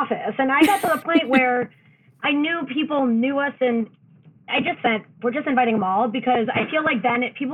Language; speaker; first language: English; native; English